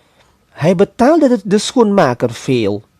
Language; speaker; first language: Dutch; non-native, fluent; Indonesian